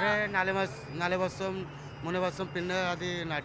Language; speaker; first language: Malayalam; non-native, learner; Bangla